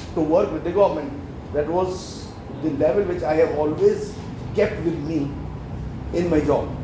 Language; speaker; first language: English; non-native, local second language; Urdu